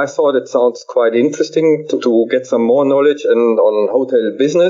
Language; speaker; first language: English; non-native, fluent; German